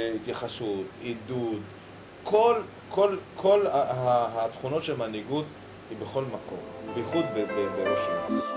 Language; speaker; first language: Hebrew; early bilingual, other home language; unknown